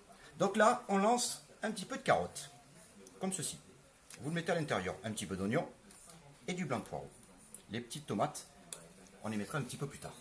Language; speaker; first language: French; native; French